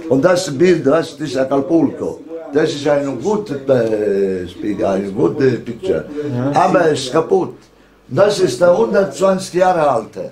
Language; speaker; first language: German; non-native, learner; Italian